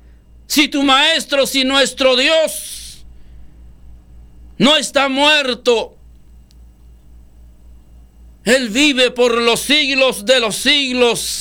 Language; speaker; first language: Spanish; native; Spanish